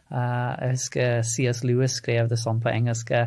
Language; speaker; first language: Norwegian; non-native, fluent; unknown